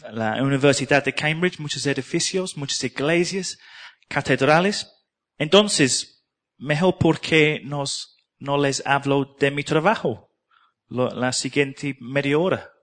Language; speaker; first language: Spanish; non-native, learner; English